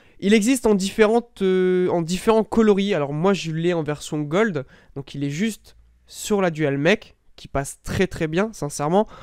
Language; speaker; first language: French; native; French